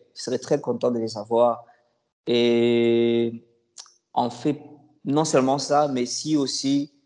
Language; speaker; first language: French; non-native, local second language; Lingala